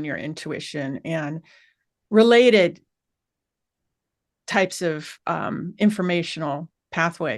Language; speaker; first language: English; native; English